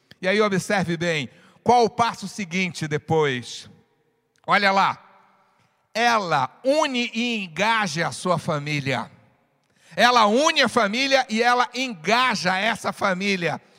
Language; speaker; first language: Portuguese; native; Portuguese